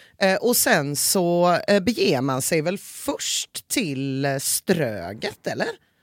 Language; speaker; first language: Swedish; native; Swedish